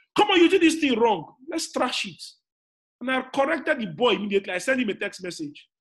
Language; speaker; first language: English; non-native, local second language; Igbo